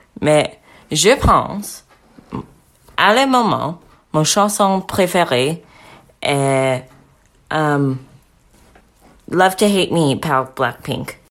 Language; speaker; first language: French; non-native, learner; English